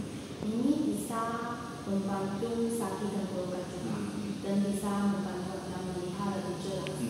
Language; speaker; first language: Indonesian; non-native, learner; Chinese